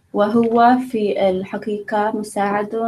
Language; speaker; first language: Arabic; non-native, learner; English